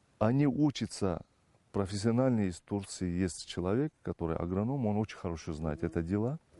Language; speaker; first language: Russian; non-native, fluent; Turkish